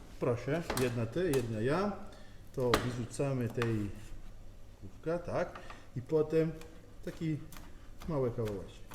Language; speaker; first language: Polish; non-native, learner; Italian